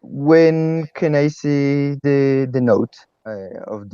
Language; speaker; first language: English; non-native, learner; Spanish